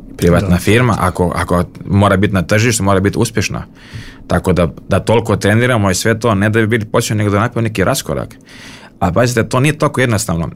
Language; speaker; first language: Serbian; early bilingual, heritage; Bosnian